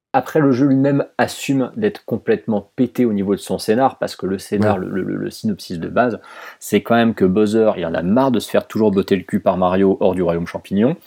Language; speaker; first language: French; native; French